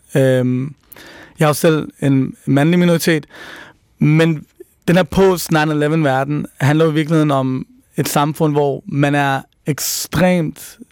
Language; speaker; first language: Danish; early bilingual, other home language; Persian